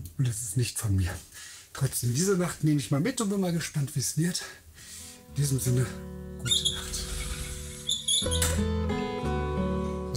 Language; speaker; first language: German; native; German